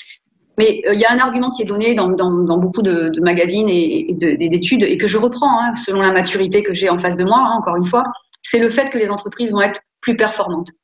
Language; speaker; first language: French; native; French